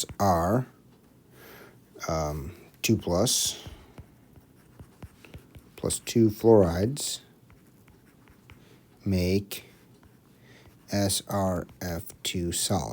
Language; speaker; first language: English; native; English